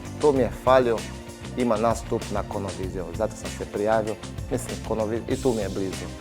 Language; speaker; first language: Bosnian; non-native, fluent; Portuguese